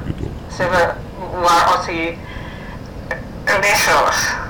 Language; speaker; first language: French; non-native, learner; Finnish